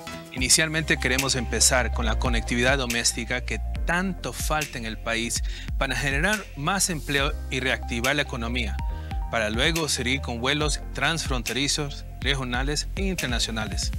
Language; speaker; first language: Spanish; native; Spanish